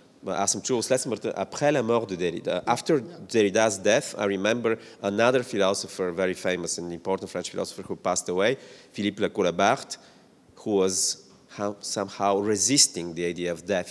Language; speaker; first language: English; non-native, fluent; Bulgarian